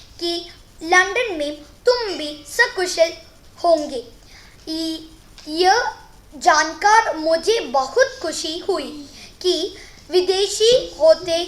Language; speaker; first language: Hindi; non-native, local second language; Malayalam